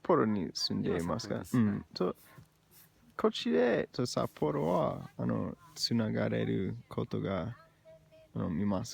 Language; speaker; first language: Japanese; non-native, learner; English